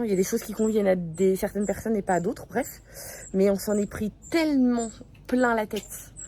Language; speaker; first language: French; native; French